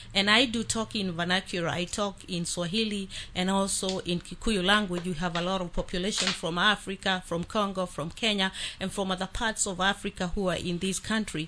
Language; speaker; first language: English; non-native, local second language; Kikuyu